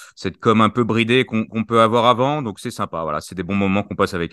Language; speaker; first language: French; native; French